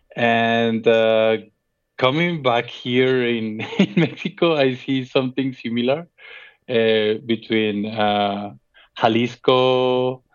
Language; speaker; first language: English; non-native, fluent; Spanish